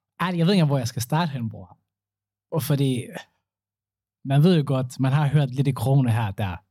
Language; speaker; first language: Danish; early bilingual, other home language; Somali